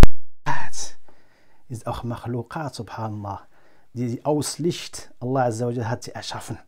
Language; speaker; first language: German; non-native, fluent; Arabic